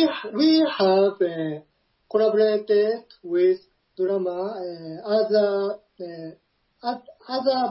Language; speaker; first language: English; non-native, learner; Japanese